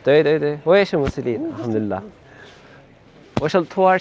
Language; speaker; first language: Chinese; non-native, fluent; Turkish